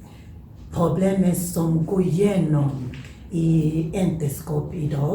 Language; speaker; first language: Swedish; non-native, learner; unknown